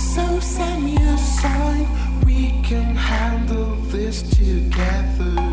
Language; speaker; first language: English; non-native, fluent; French